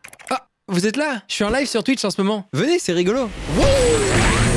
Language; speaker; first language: French; native; French